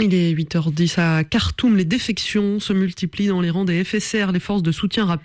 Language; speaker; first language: French; native; French